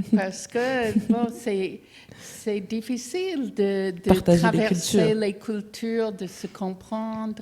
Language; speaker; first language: French; non-native, fluent; English